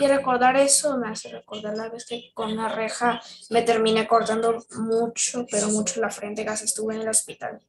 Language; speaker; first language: Spanish; native; Spanish